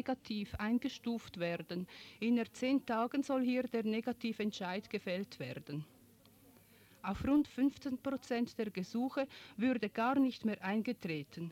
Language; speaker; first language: German; native; German